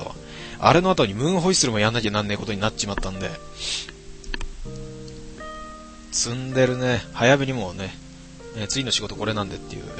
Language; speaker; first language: Japanese; native; Japanese